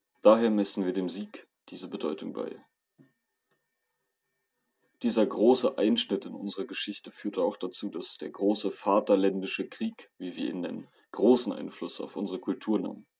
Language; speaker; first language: German; native; German